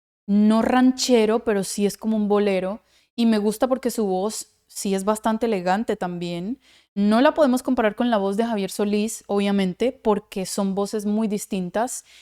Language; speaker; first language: Spanish; native; Spanish